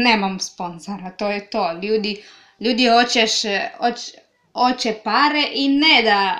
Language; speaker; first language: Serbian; non-native, learner; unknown